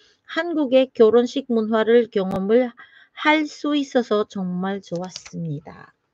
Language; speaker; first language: Korean; non-native, fluent; Filipino